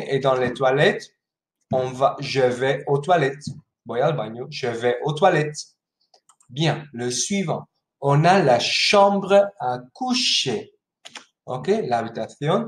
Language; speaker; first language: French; non-native, fluent; Spanish